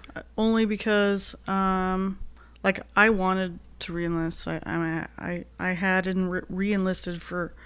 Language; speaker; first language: English; native; English